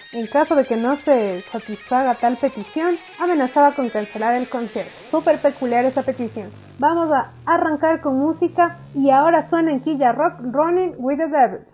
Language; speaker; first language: Spanish; native; Spanish